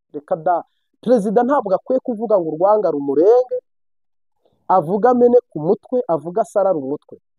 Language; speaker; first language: Kinyarwanda; native; Kinyarwanda